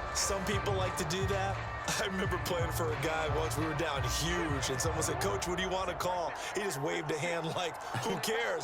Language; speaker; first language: English; native; English